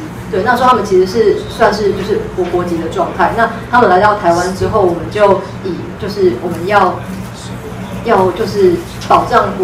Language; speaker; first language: Chinese; native; Chinese